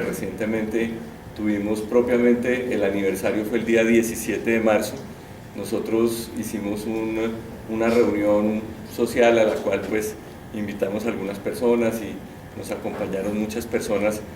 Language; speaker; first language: Spanish; native; Spanish